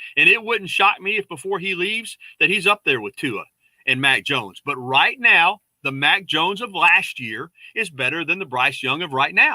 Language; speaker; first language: English; native; English